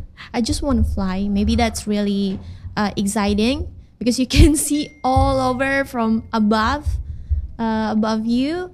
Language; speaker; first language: English; non-native, fluent; Indonesian